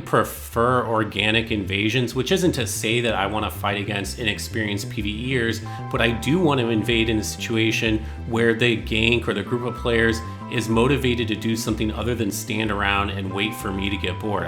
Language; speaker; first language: English; native; English